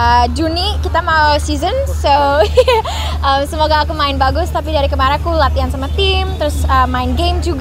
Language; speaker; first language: Indonesian; early bilingual, heritage; Indonesian